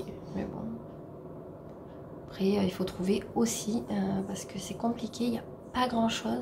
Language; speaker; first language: French; native; French